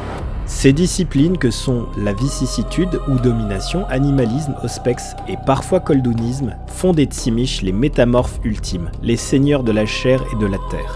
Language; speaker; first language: French; native; French